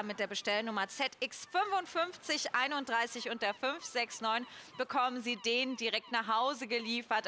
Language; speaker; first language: German; native; German